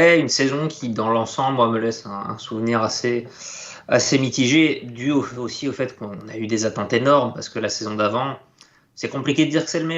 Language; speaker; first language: French; native; French